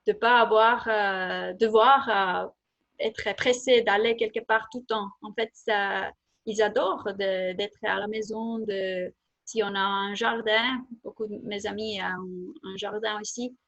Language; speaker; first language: French; non-native, fluent; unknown